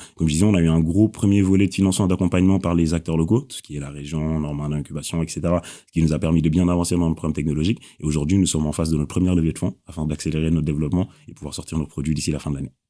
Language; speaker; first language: French; non-native, local second language; Wolof